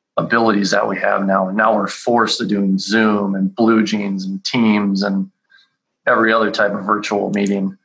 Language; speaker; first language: English; native; English